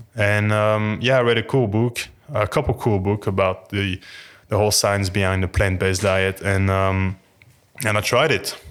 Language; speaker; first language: English; non-native, fluent; French